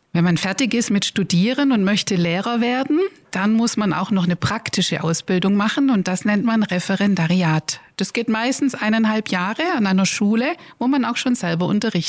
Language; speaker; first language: German; native; German